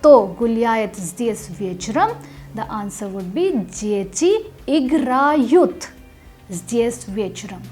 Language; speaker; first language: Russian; non-native, fluent; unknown